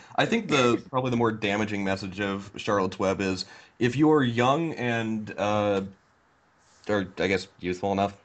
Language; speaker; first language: English; native; English